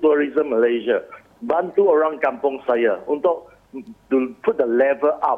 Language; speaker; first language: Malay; non-native, local second language; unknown